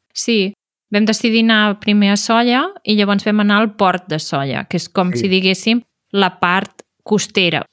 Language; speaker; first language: Catalan; native; Catalan